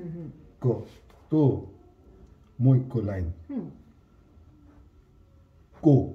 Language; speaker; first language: Japanese; non-native, learner; Hindi